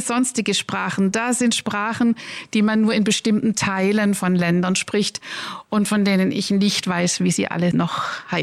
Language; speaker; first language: German; native; German